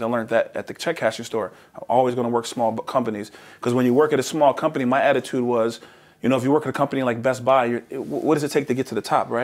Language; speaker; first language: English; native; English